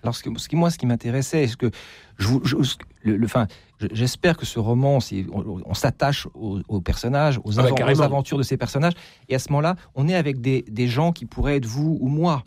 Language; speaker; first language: French; native; French